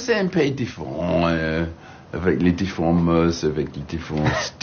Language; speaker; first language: French; non-native, learner; English